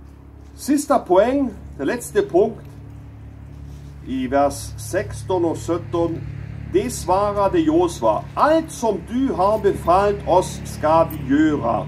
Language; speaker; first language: Swedish; non-native, learner; German